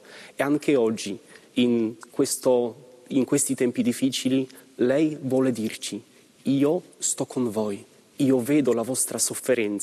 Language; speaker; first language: Italian; non-native, fluent; Polish